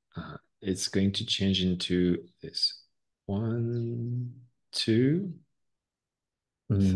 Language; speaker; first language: English; non-native, fluent; French